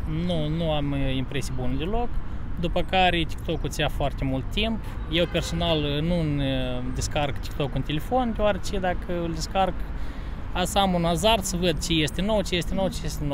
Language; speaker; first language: Romanian; native; Romanian